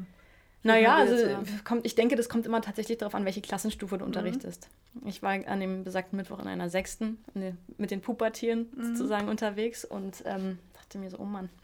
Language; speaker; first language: German; native; German